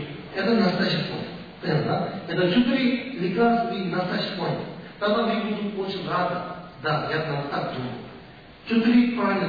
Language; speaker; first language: Russian; non-native, learner; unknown